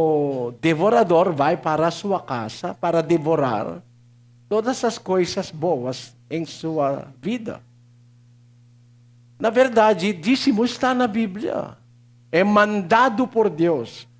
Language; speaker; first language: Portuguese; non-native, learner; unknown